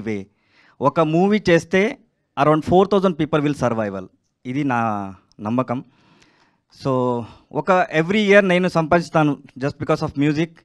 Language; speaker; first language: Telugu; non-native, learner; Kannada